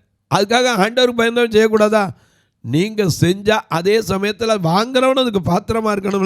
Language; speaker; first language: Tamil; native; Tamil